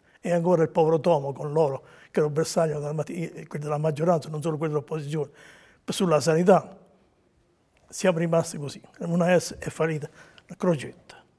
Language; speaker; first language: Italian; native; Italian